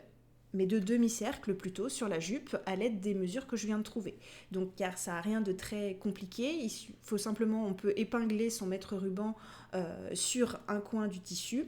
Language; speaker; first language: French; native; French